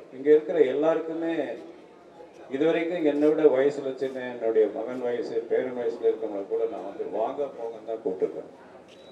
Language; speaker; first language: Tamil; native; Tamil